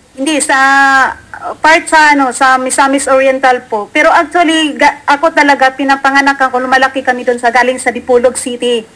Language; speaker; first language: Filipino; non-native, local second language; Cebuano